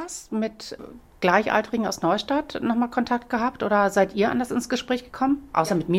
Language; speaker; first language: German; native; German